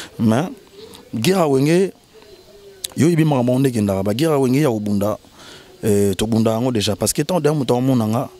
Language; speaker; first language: Lingala; native; Lingala